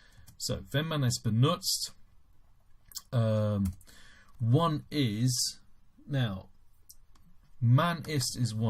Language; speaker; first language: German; non-native, fluent; English